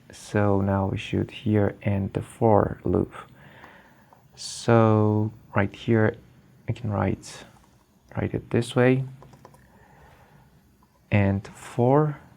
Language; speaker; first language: English; non-native, fluent; Persian